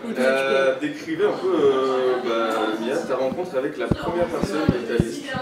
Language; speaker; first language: French; native; French